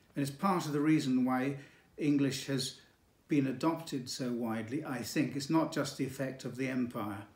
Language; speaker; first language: English; native; English